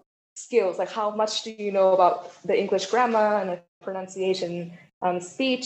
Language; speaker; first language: English; non-native, fluent; Thai